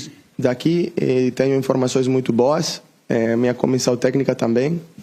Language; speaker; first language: Portuguese; non-native, learner; Italian